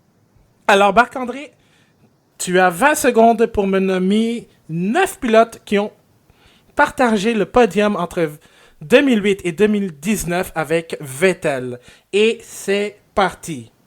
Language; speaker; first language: French; native; French